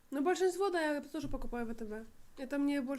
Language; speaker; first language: Russian; native; Russian